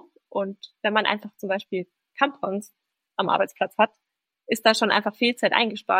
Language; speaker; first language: German; native; German